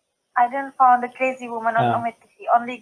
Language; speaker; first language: English; non-native, learner; Indonesian